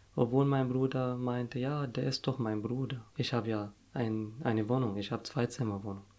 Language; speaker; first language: German; non-native, fluent; Arabic